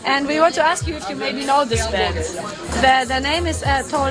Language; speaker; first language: English; non-native, learner; German